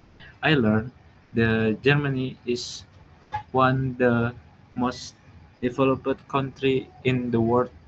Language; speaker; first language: English; non-native, learner; Indonesian